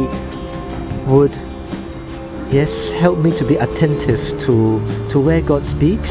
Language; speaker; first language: English; non-native, local second language; Cantonese